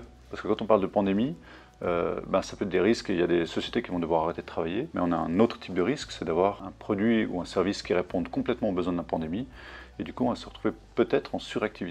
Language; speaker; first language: French; native; French